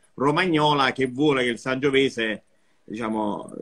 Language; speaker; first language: Italian; native; Italian